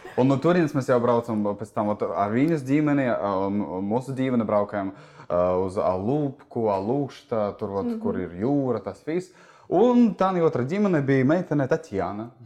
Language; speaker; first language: Latvian; non-native, local second language; Russian